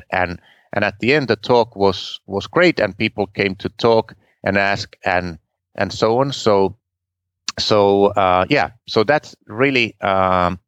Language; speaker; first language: English; non-native, fluent; Finnish